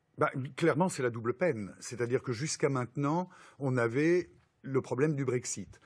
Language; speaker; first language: French; native; French